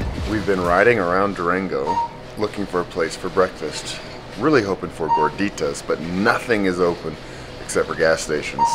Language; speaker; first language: English; native; English